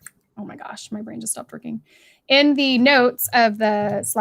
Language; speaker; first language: English; native; English